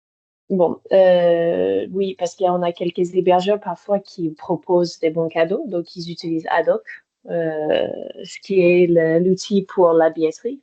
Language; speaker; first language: French; native; French